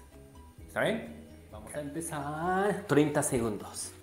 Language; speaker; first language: Spanish; non-native, learner; Japanese